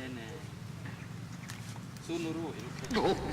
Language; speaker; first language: Korean; non-native, learner; Khmer